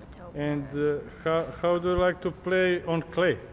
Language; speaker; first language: English; non-native, learner; Serbian